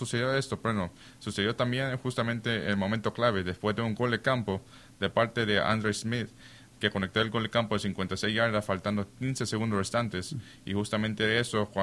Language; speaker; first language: Spanish; early bilingual, heritage; Spanish